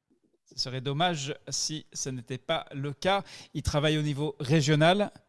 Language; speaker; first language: French; native; French